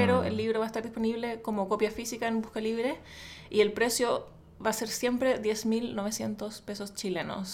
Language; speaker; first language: Spanish; native; Spanish